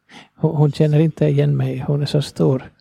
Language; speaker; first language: Swedish; non-native, fluent; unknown